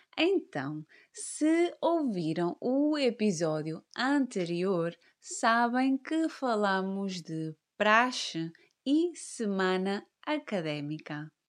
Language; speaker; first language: Portuguese; native; Portuguese